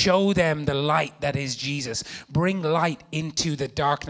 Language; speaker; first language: English; native; English